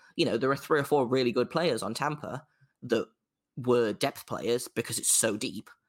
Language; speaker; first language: English; native; English